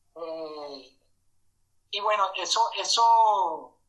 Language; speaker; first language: Spanish; native; Spanish